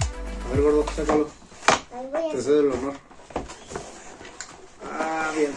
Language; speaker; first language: Spanish; native; Spanish